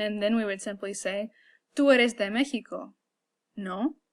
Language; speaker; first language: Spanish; non-native, fluent; English